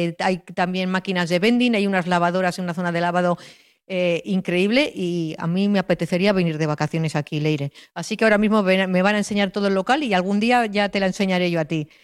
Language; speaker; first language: Spanish; native; Spanish